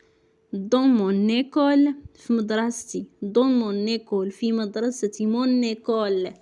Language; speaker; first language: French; non-native, local second language; Arabic